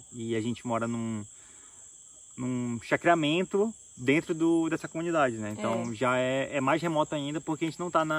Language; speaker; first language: Portuguese; native; Portuguese